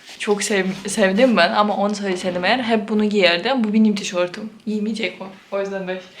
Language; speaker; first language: Turkish; non-native, fluent; Ukrainian